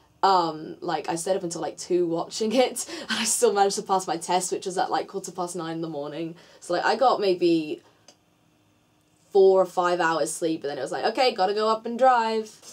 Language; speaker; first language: English; native; English